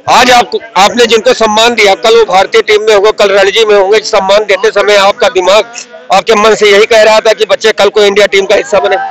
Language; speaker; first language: Hindi; non-native, local second language; Punjabi